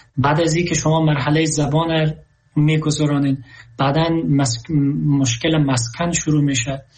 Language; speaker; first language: Persian; native; Persian